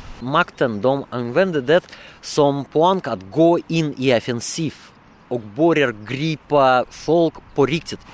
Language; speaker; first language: Swedish; non-native, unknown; Russian